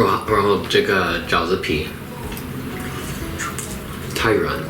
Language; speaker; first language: Chinese; non-native, fluent; English